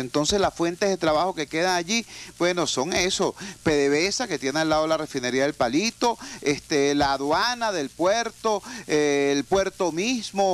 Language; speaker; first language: Spanish; native; Spanish